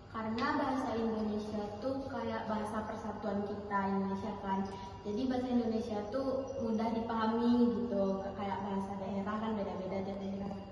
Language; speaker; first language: Indonesian; non-native, local second language; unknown